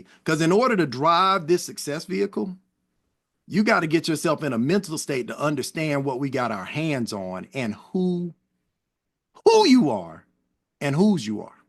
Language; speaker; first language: English; native; English